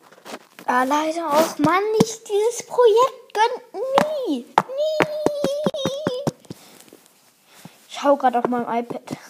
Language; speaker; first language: German; native; German